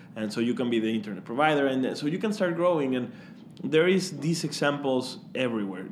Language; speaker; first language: English; non-native, fluent; Spanish